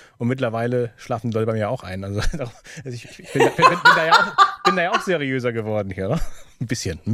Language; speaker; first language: German; native; German